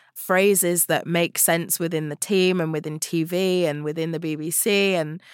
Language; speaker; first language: English; native; English